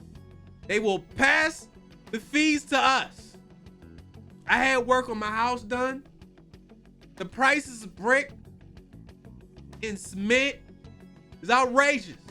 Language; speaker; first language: English; native; English